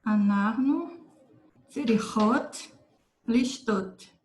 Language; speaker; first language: Hebrew; non-native, learner; Portuguese